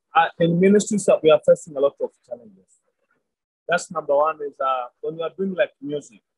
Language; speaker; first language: English; non-native, local second language; Luyia